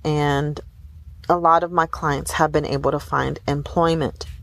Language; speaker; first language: English; early bilingual, other home language; Spanish